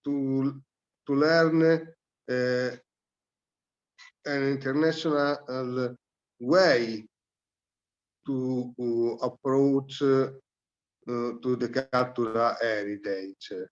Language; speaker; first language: English; non-native, learner; Italian